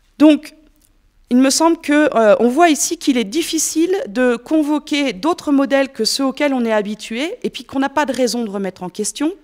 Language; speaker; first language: French; native; French